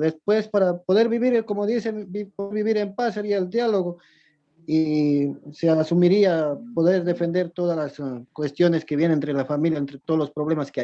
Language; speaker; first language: Spanish; native; Spanish